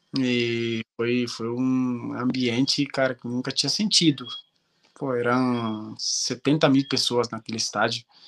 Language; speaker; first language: Portuguese; non-native, fluent; Spanish